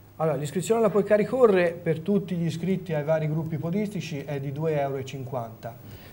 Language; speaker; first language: Italian; native; Italian